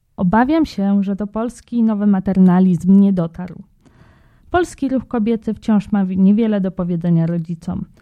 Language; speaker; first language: Polish; native; Polish